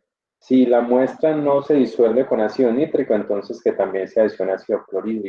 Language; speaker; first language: Spanish; native; Spanish